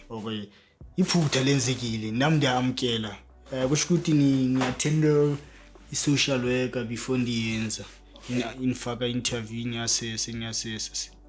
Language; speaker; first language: Zulu; non-native, local second language; Tswana